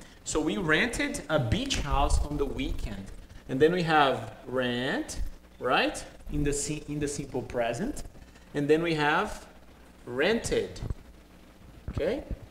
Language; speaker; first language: English; non-native, fluent; Portuguese